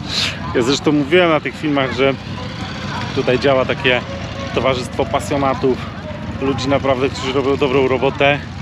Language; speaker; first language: Polish; native; Polish